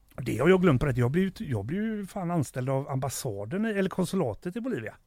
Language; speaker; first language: Swedish; native; Swedish